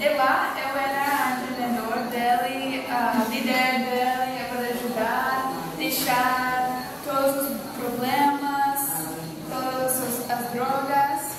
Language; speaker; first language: Portuguese; non-native, learner; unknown